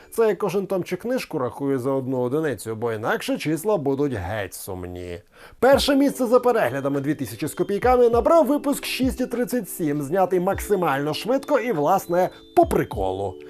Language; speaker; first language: Ukrainian; native; Ukrainian